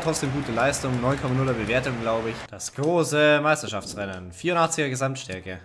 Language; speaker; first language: German; native; German